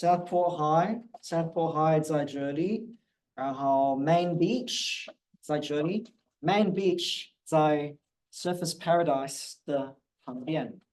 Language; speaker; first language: Chinese; non-native, fluent; English